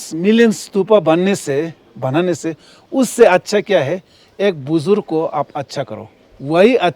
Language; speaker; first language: Hindi; non-native, local second language; Ladakhi